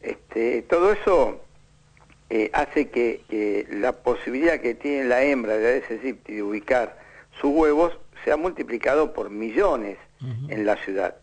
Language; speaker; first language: Spanish; native; Spanish